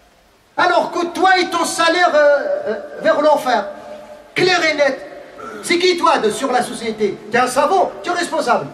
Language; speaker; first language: French; non-native, fluent; Arabic